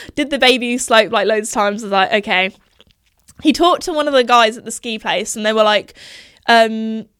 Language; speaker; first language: English; native; English